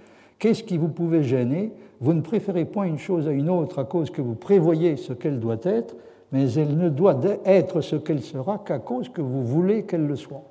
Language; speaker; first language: French; native; French